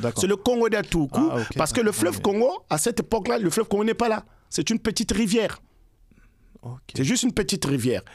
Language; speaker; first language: French; non-native, local second language; Kongo